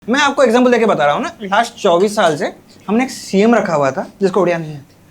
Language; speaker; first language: Hindi; non-native, local second language; Odia